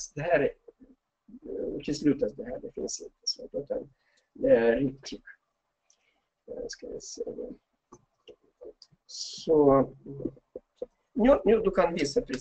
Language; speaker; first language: Swedish; non-native, fluent; Russian